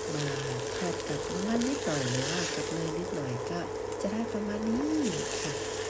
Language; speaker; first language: Thai; native; Thai